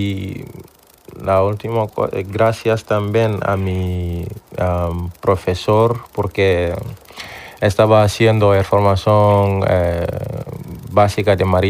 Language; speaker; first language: Spanish; non-native, learner; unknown